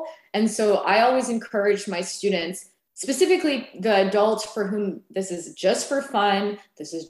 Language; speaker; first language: English; native; English